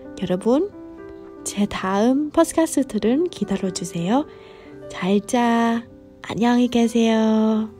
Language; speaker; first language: Korean; non-native, fluent; Vietnamese